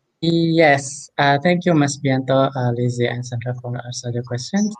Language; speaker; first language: English; non-native, fluent; Indonesian